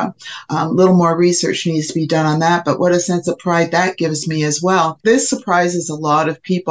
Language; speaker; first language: English; native; English